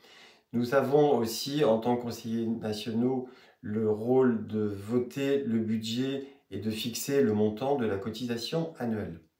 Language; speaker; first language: French; native; French